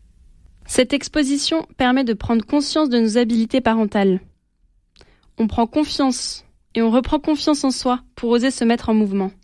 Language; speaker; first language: French; native; French